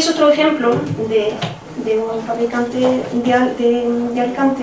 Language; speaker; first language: Spanish; non-native, fluent; French